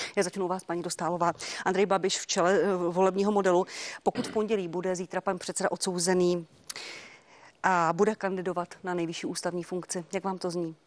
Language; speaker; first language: Czech; native; Czech